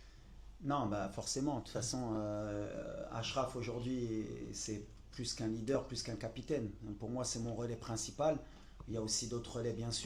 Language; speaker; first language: French; native; French